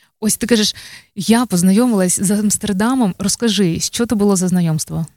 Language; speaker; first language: Ukrainian; native; Ukrainian